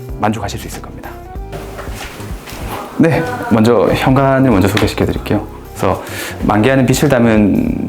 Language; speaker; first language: Korean; native; Korean